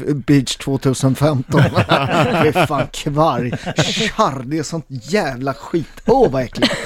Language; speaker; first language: Swedish; early bilingual, other home language; Italian